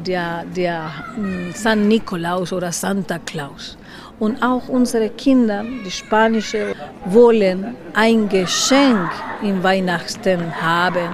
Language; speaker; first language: German; non-native, learner; Spanish